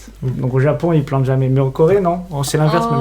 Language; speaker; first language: French; native; French